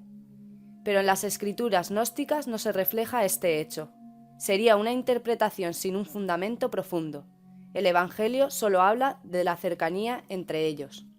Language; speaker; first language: Spanish; native; Spanish